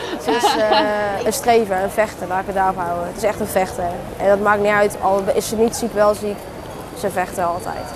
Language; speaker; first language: Dutch; early bilingual, heritage; Dutch